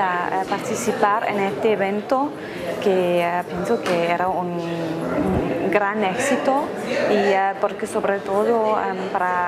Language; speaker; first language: Spanish; non-native, fluent; German